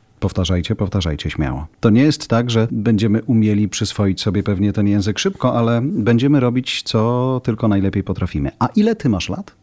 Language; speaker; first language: Polish; native; Polish